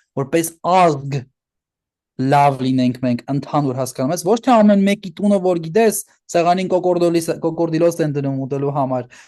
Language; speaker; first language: Armenian; early bilingual, heritage; Armenian